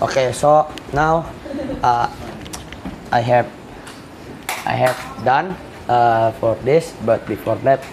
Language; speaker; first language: English; non-native, learner; Indonesian